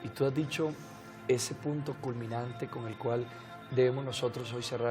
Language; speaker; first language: Spanish; native; Spanish